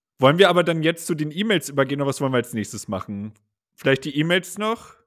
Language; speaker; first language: German; native; German